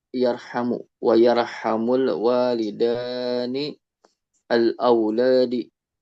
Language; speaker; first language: Arabic; non-native, learner; Indonesian